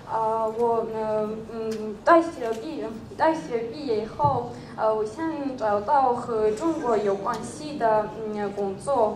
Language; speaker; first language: Chinese; non-native, learner; Georgian